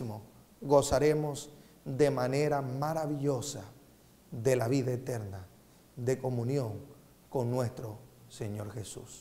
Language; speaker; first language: Spanish; native; Spanish